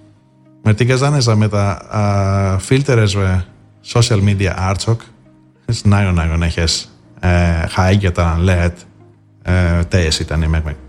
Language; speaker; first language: Hungarian; non-native, fluent; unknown